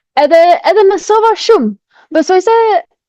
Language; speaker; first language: Albanian; non-native, fluent; English